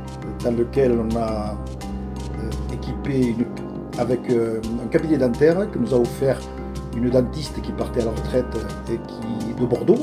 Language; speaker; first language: French; native; French